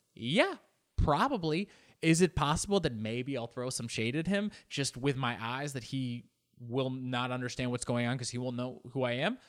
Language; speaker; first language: English; early bilingual, other home language; Spanish